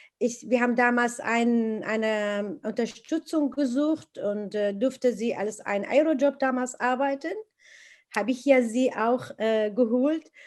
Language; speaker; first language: German; non-native, fluent; Arabic